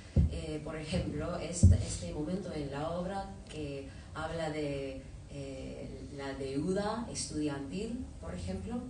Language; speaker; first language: Spanish; non-native, fluent; English